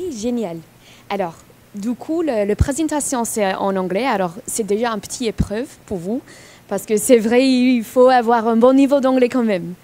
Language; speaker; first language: French; non-native, fluent; English